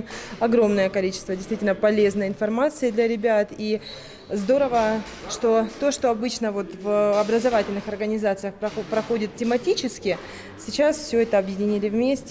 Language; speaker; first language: Russian; native; Russian